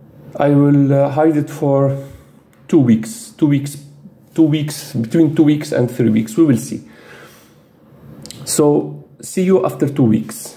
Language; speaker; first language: English; non-native, fluent; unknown